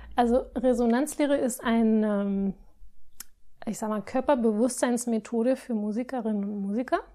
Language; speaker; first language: German; non-native, fluent; Spanish